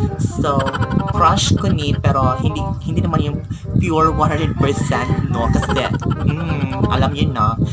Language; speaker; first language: Filipino; non-native, local second language; Cebuano